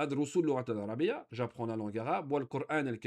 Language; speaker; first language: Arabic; non-native, fluent; French